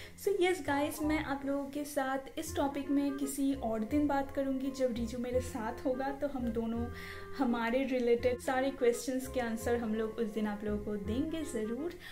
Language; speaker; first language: Hindi; non-native, local second language; Bangla